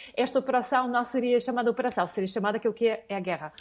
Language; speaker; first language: Portuguese; non-native, fluent; Russian